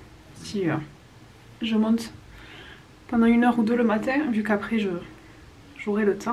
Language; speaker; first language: French; native; French